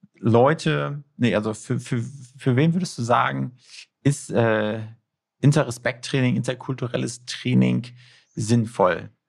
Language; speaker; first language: German; native; German